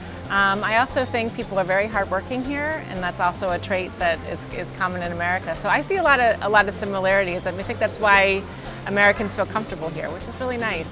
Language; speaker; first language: English; native; English